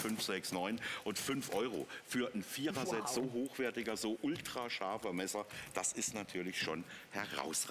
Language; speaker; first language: German; native; German